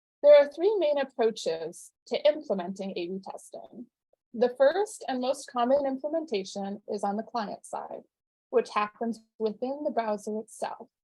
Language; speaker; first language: English; native; English